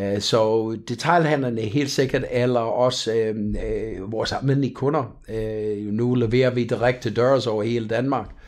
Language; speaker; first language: Danish; non-native, fluent; English